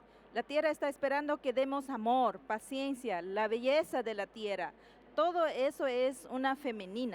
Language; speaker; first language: Spanish; non-native, local second language; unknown